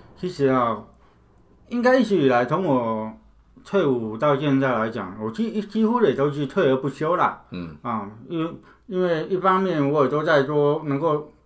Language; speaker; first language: Chinese; native; Chinese